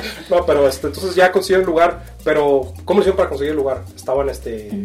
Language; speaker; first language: Spanish; native; Spanish